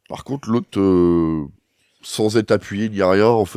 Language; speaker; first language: French; native; French